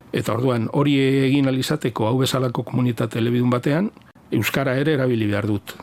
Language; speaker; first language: Basque; non-native, local second language; Spanish